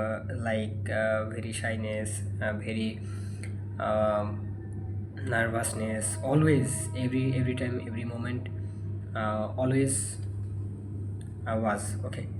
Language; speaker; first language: English; non-native, learner; Bangla